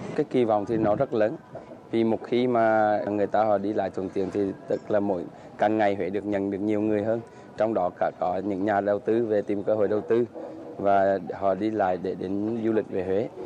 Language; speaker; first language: Vietnamese; native; Vietnamese